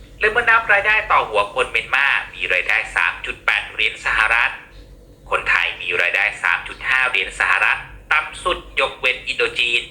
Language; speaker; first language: Thai; native; Thai